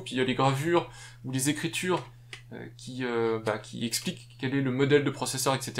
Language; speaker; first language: French; native; French